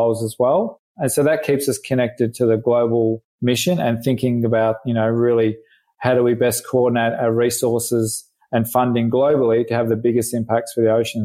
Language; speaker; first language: English; native; English